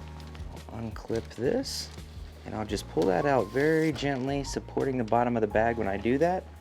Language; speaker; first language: English; native; English